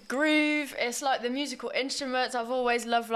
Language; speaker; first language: English; native; English